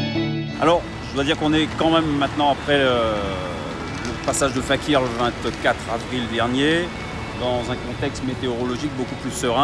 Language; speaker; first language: French; native; French